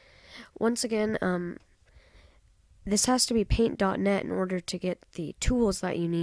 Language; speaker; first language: English; native; English